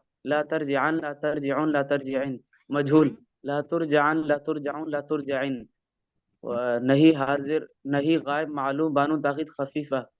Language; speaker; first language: Arabic; non-native, learner; Urdu